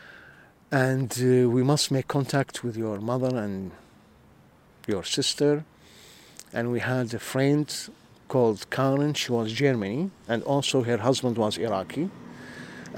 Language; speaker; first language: English; non-native, learner; Arabic